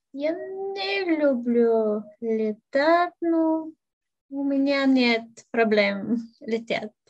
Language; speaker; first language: Russian; non-native, learner; Bulgarian